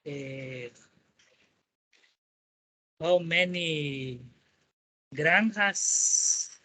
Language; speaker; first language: English; non-native, learner; Spanish